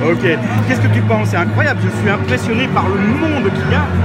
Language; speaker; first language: French; native; French